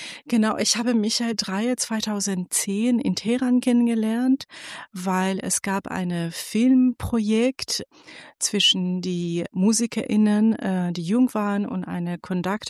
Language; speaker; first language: German; non-native, fluent; Persian